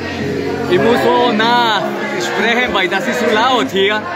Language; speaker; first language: German; non-native, fluent; Spanish